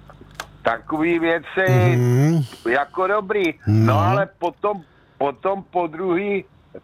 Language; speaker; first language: Czech; native; Czech